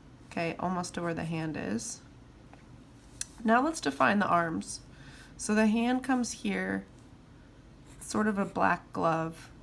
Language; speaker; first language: English; native; English